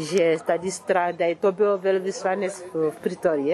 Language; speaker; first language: Czech; early bilingual, other home language; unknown